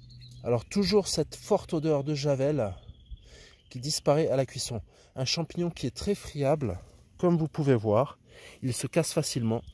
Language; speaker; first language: French; native; French